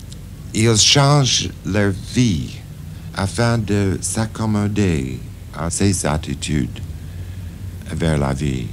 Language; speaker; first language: French; non-native, fluent; English